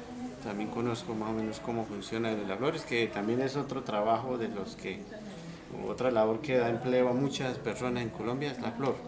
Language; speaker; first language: Spanish; native; Spanish